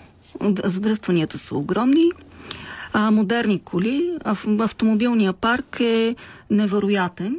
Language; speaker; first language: Bulgarian; native; Bulgarian